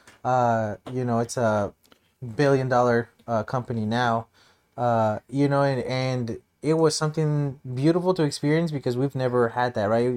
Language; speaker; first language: English; early bilingual, other home language; Spanish